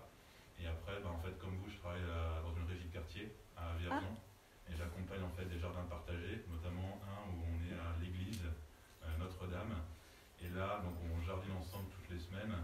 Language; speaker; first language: French; native; French